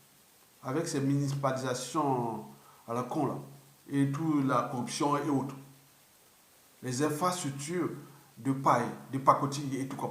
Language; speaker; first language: French; non-native, local second language; Lingala